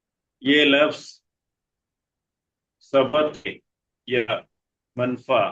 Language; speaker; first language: Hindi; non-native, learner; Bangla